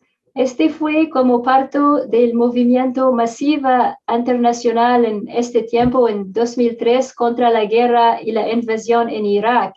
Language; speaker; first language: Spanish; non-native, fluent; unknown